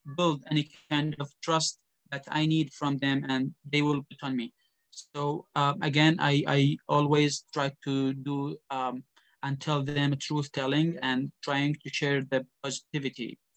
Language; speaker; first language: English; non-native, fluent; Arabic